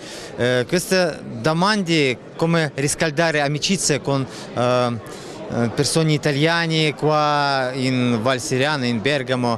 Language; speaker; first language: Italian; non-native, learner; Russian